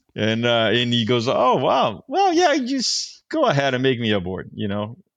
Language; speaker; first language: English; non-native, fluent; Portuguese